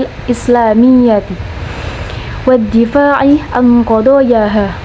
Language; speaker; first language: Arabic; non-native, learner; Indonesian